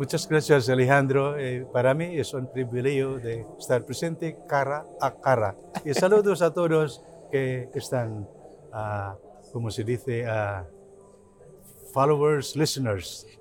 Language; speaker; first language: Spanish; non-native, learner; Cebuano